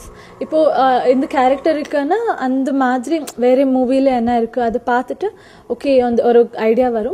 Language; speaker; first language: Tamil; non-native, learner; Kannada